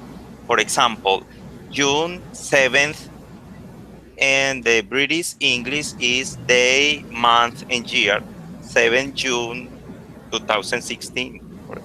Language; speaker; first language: English; non-native, learner; Spanish